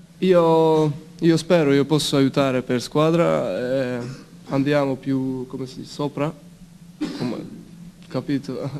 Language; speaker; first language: Italian; non-native, learner; Hungarian